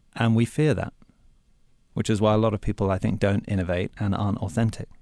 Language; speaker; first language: English; native; English